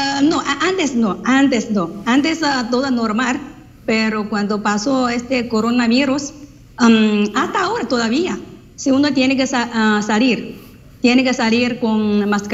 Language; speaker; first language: Spanish; non-native, fluent; Chinese